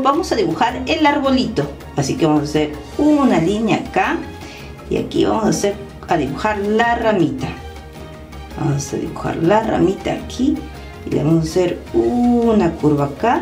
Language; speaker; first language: Spanish; native; Spanish